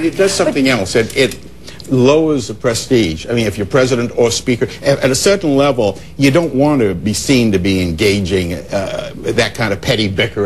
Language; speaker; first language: English; native; English